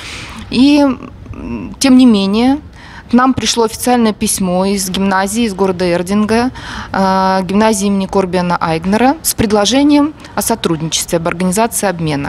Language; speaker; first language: Russian; native; Russian